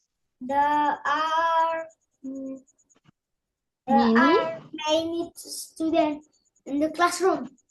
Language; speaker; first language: English; non-native, learner; Indonesian